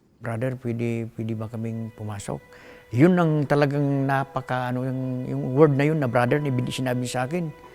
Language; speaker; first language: Filipino; non-native, local second language; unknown